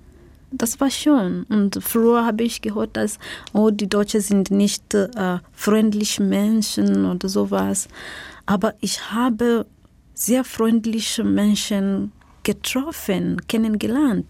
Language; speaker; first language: German; non-native, learner; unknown